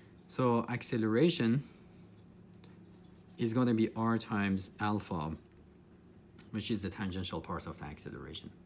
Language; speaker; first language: English; non-native, fluent; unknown